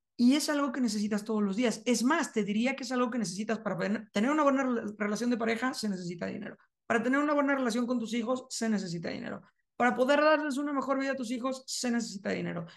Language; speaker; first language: Spanish; native; Spanish